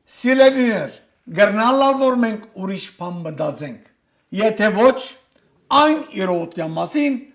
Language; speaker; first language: Armenian; native; Armenian